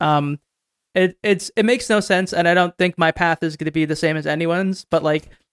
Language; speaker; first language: English; native; English